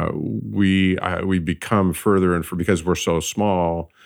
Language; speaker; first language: English; native; English